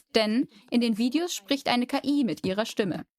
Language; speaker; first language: German; native; German